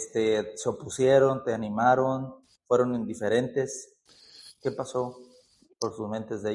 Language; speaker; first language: Spanish; native; Spanish